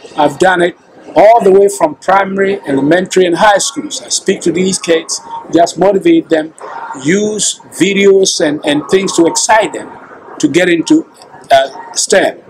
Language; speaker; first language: English; non-native, local second language; Akan